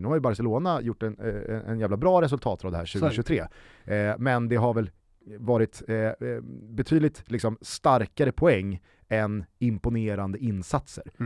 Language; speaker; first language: Swedish; native; Swedish